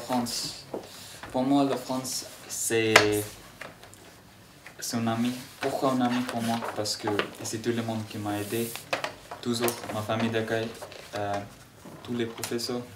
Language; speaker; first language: French; non-native, learner; Bangla